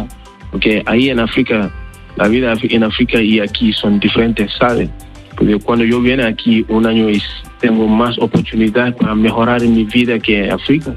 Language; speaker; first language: Spanish; non-native, learner; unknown